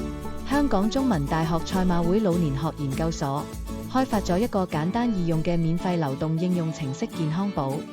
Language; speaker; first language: Cantonese; native; Cantonese